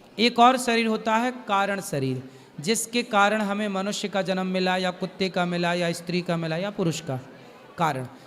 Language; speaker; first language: Hindi; native; Hindi